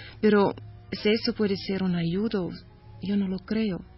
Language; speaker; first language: Spanish; non-native, learner; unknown